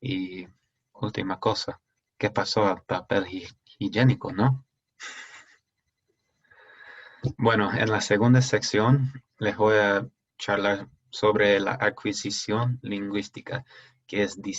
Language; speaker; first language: Spanish; non-native, fluent; English